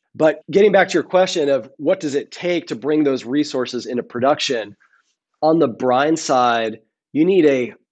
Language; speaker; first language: English; native; English